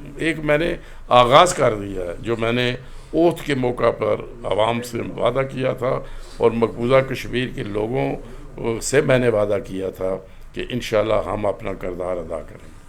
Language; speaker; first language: Urdu; non-native, local second language; Pahari-Potwari